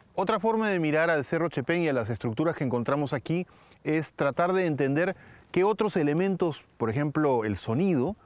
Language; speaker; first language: Spanish; native; Spanish